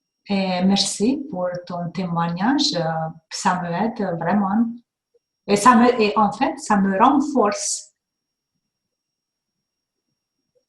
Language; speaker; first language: French; non-native, fluent; Hungarian